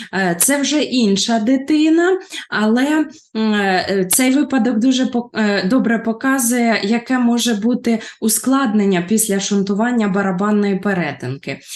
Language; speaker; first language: Ukrainian; native; Ukrainian